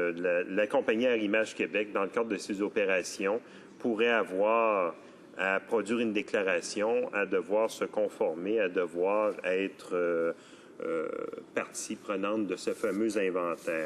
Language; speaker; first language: French; native; French